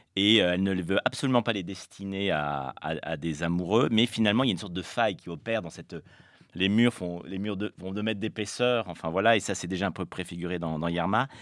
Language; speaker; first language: French; native; French